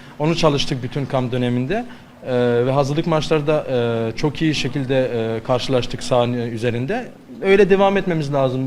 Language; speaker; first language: Turkish; non-native, learner; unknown